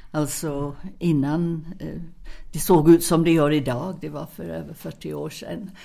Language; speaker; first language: Swedish; non-native, fluent; English